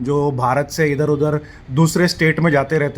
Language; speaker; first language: Hindi; native; Hindi